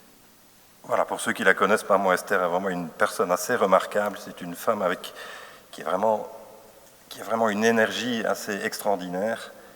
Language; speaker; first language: French; native; French